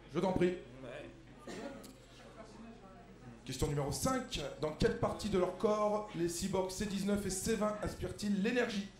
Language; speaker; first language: French; native; French